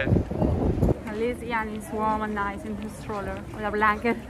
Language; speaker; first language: English; non-native, fluent; Spanish